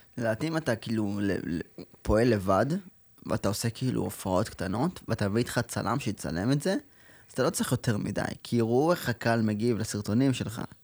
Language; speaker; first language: Hebrew; native; Hebrew